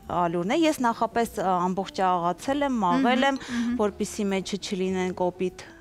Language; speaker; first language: Armenian; native; Armenian